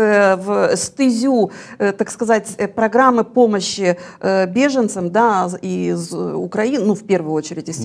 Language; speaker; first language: Russian; native; Russian